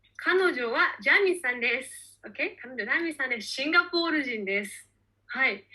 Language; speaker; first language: Japanese; native; Japanese